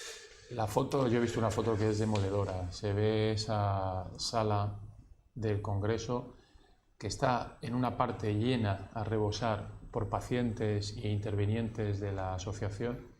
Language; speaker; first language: Spanish; native; Spanish